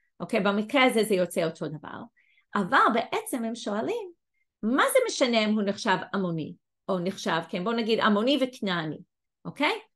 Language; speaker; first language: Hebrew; non-native, fluent; English